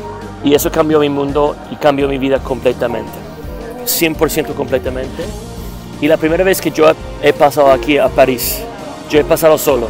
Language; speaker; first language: Spanish; non-native, fluent; English